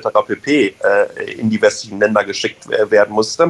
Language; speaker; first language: German; native; German